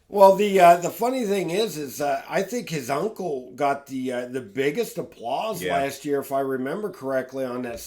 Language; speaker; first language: English; native; English